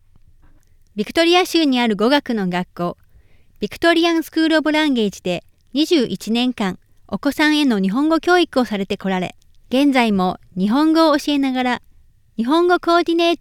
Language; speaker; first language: Japanese; native; Japanese